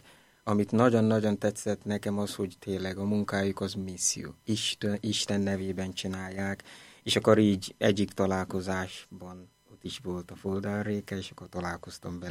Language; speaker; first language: Hungarian; non-native, fluent; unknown